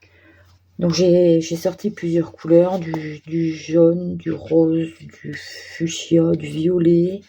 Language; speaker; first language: French; native; French